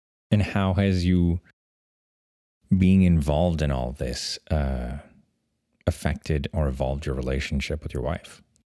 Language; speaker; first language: English; early bilingual, other home language; French